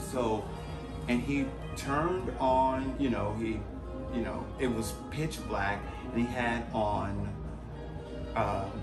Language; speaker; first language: English; native; English